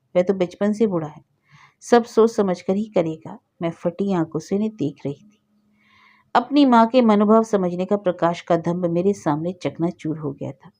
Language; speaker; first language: Hindi; native; Hindi